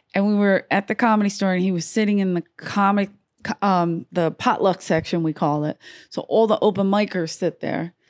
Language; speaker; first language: English; native; English